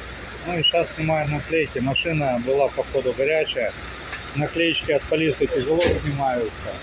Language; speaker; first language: Russian; native; Russian